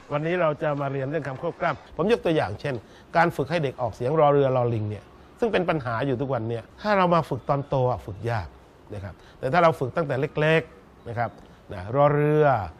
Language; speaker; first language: Thai; native; Thai